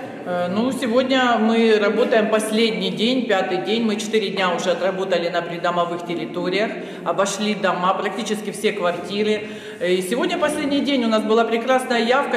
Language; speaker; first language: Russian; native; Russian